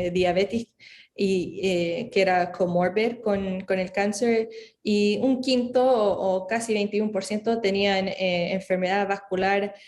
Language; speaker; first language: Spanish; early bilingual, other home language; English